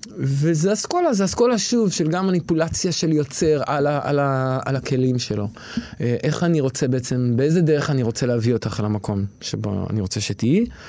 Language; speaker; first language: Hebrew; native; Hebrew